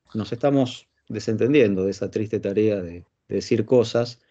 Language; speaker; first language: Spanish; native; Spanish